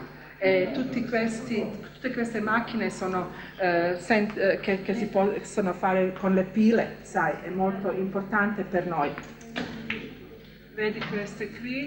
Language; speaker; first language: Italian; non-native, fluent; Bosnian